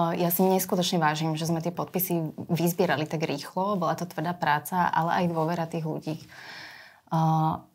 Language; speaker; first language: Slovak; native; Slovak